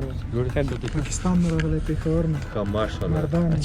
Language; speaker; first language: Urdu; non-native, learner; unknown